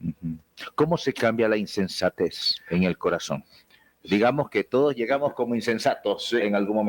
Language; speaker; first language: Spanish; native; Spanish